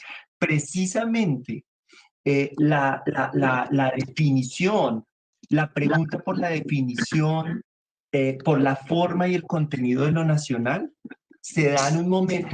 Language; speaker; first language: Spanish; native; Spanish